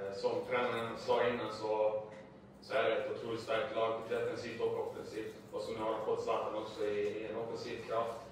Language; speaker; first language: Swedish; early bilingual, other home language; Albanian